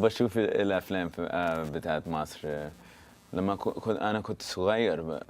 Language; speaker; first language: Arabic; early bilingual, heritage; English